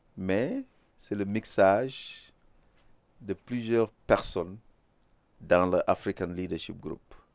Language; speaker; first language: French; non-native, local second language; Wolof